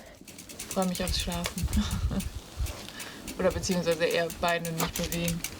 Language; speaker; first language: German; native; German